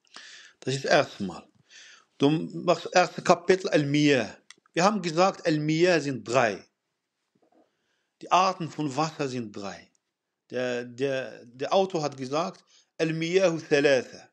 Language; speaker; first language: German; non-native, fluent; Arabic